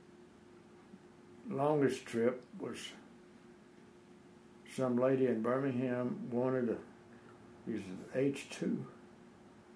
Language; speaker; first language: English; native; English